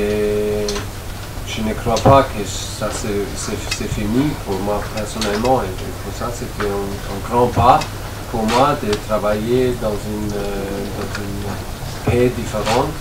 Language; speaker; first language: French; non-native, fluent; German